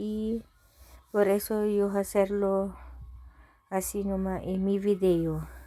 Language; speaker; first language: Spanish; non-native, learner; Filipino